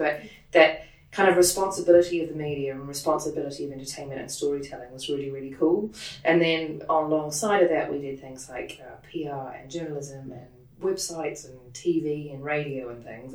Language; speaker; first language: English; native; English